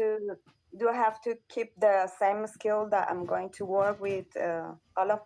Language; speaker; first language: English; non-native, learner; Spanish